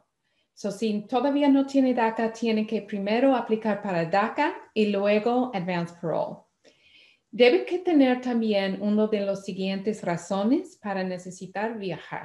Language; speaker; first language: Spanish; non-native, fluent; English